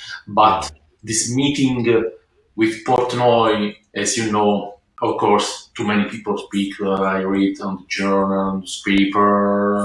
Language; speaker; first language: English; non-native, learner; Italian